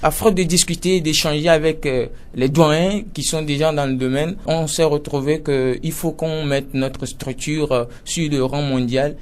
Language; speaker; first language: French; non-native, local second language; Ewe